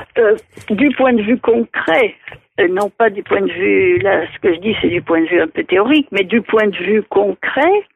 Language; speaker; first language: French; native; French